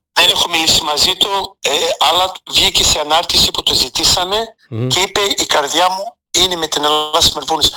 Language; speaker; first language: Greek; early bilingual, heritage; Greek